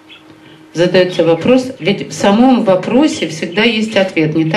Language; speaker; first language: Russian; native; Russian